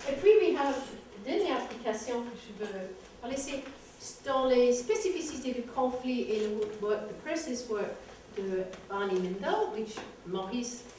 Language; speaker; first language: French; non-native, fluent; English